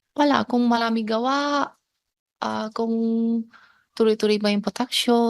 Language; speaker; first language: Filipino; non-native, learner; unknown